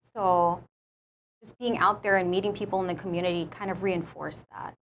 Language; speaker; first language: English; native; English